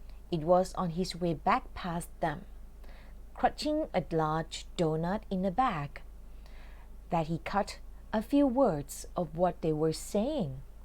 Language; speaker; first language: English; non-native, fluent; Thai